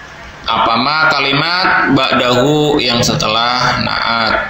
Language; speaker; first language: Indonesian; native; Indonesian